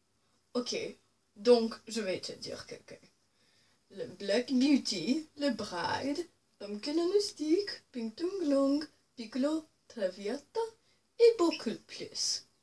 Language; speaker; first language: French; non-native, local second language; English